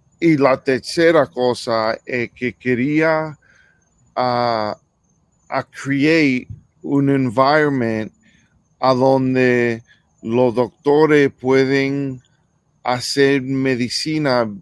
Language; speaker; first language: Spanish; early bilingual, heritage; English